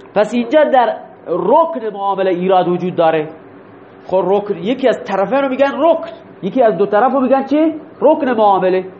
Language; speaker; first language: Persian; non-native, local second language; Baluchi